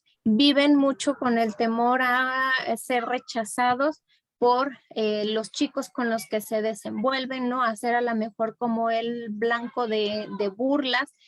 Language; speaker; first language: Spanish; native; Spanish